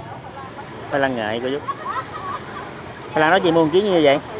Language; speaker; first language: Vietnamese; native; Vietnamese